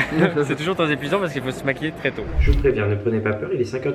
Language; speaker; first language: French; native; French